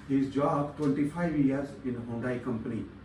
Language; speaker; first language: English; non-native, learner; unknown